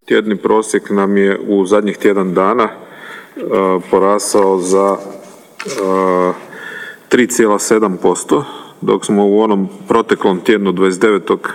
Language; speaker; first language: Croatian; native; Croatian